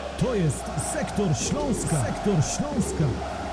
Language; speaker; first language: Polish; native; Polish